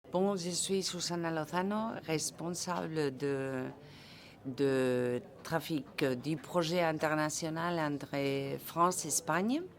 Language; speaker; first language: French; non-native, fluent; Spanish